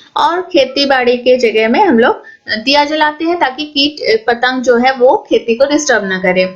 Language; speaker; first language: Hindi; non-native, local second language; Assamese